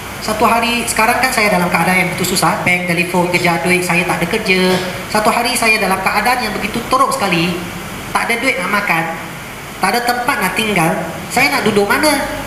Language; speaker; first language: Malay; non-native, local second language; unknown